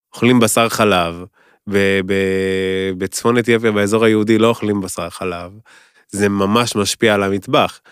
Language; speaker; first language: Hebrew; native; Hebrew